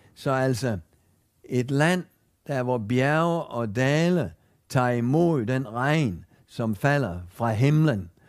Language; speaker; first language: Danish; native; Danish